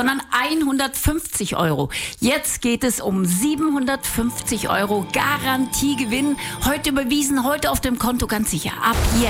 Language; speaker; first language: German; native; German